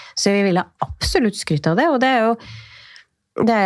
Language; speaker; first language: Norwegian; native; Norwegian